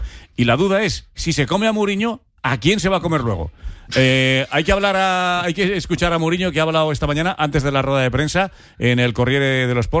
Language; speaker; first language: Spanish; native; Spanish